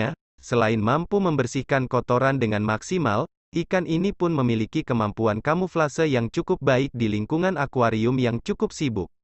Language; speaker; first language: Indonesian; native; Indonesian